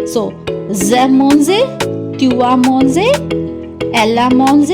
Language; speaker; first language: French; non-native, fluent; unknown